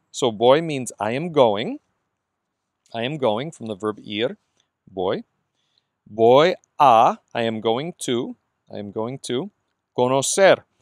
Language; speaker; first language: English; native; English